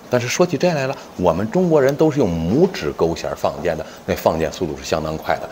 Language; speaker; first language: Chinese; native; Chinese